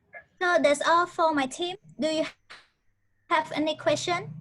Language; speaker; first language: English; non-native, learner; Khmer